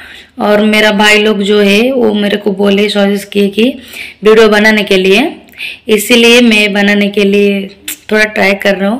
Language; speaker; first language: Hindi; non-native, local second language; Odia